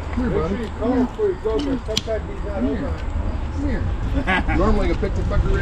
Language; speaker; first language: English; native; English